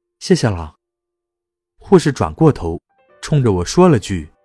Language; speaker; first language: Chinese; native; Chinese